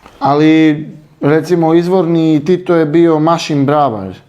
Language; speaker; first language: Serbian; native; Serbian